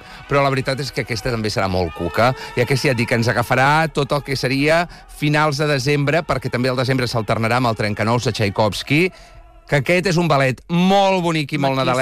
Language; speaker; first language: Catalan; native; Catalan